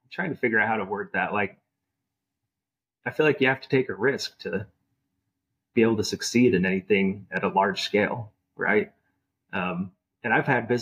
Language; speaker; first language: English; native; English